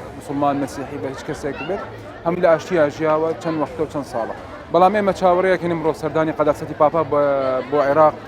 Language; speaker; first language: Central Kurdish; non-native, local second language; Assyrian Neo-Aramaic